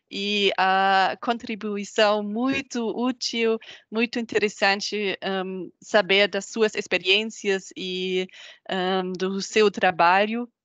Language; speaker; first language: Portuguese; non-native, fluent; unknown